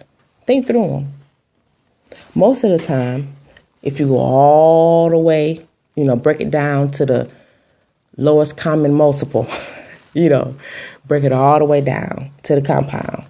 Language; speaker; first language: English; native; English